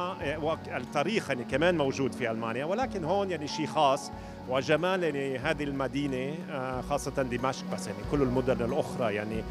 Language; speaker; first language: Arabic; non-native, fluent; German